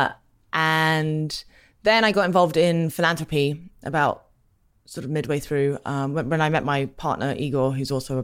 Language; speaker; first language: English; native; English